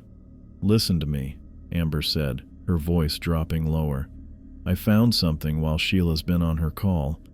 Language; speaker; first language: English; native; English